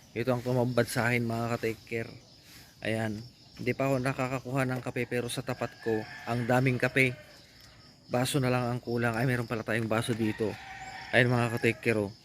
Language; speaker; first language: Filipino; non-native, local second language; Iloko